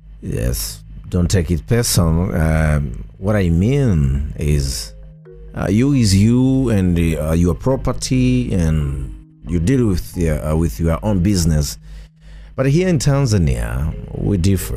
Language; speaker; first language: English; non-native, local second language; Swahili